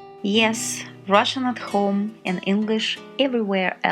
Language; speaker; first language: English; non-native, fluent; Russian